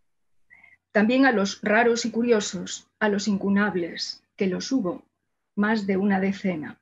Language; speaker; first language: Spanish; native; Spanish